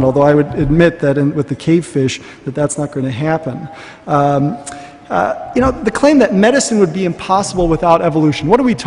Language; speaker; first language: English; native; English